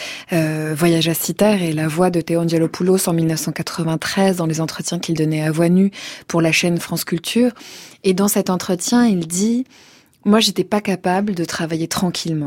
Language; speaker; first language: French; native; French